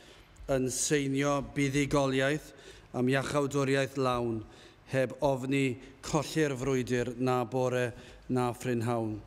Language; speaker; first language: Welsh; native; Welsh